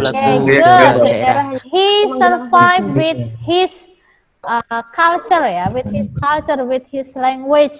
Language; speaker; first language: English; non-native, fluent; Indonesian